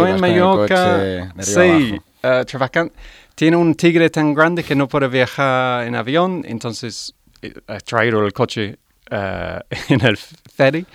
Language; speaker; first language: Spanish; non-native, learner; English